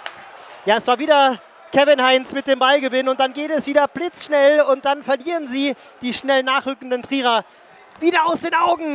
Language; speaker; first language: German; native; German